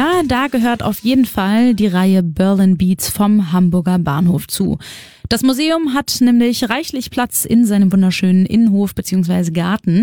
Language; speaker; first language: German; native; German